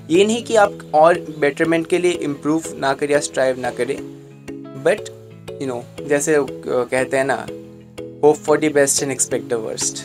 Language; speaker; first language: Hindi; non-native, local second language; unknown